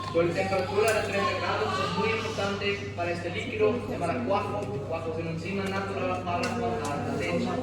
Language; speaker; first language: Spanish; non-native, learner; Dutch